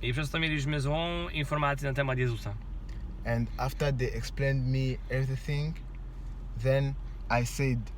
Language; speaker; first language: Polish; non-native, fluent; Kinyarwanda